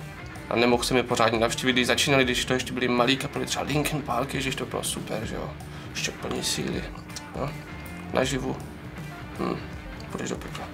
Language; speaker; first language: Czech; native; Czech